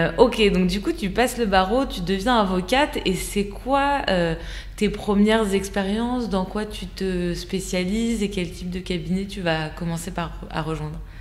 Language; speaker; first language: French; native; French